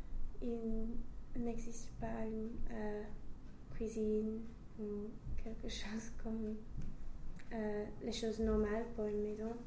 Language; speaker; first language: French; non-native, learner; English